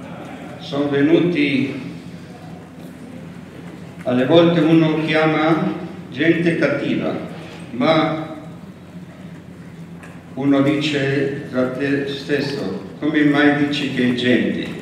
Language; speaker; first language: Italian; non-native, fluent; Spanish